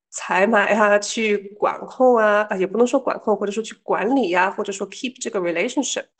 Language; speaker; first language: Chinese; early bilingual, heritage; Chinese